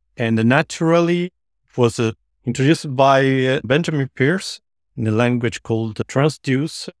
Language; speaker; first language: English; non-native, fluent; Italian